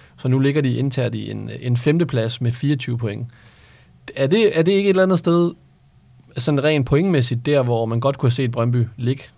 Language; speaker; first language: Danish; native; Danish